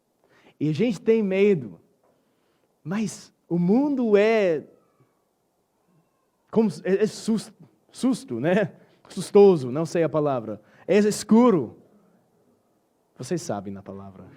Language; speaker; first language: Portuguese; non-native, fluent; English